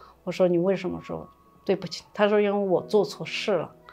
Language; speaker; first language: Chinese; native; Chinese